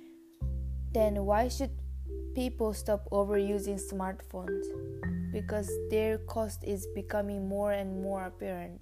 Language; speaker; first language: English; non-native, learner; Japanese